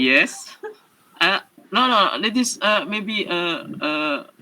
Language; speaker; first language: English; non-native, learner; Indonesian